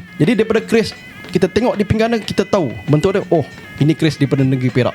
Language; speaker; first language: Malay; native; Malay